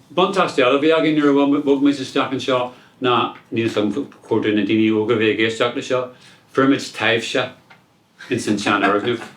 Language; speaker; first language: Irish; non-native, local second language; English